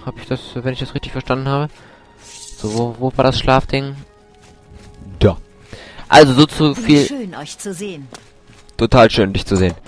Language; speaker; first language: German; native; German